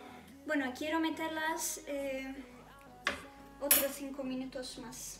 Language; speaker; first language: Spanish; non-native, fluent; Turkish